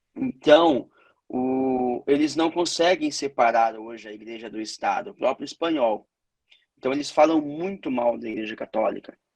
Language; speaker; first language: Portuguese; native; Portuguese